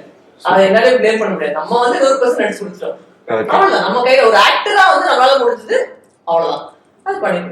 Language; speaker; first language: Tamil; native; Tamil